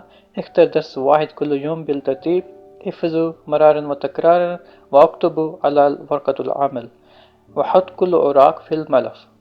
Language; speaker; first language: Arabic; non-native, learner; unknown